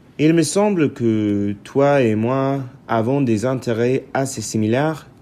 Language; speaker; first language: French; non-native, learner; English